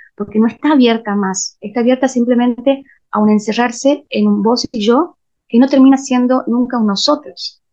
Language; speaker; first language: Spanish; native; Spanish